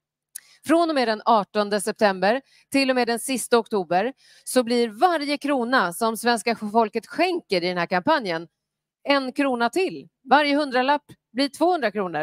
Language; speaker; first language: Swedish; native; Swedish